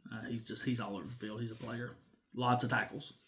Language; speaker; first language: English; native; English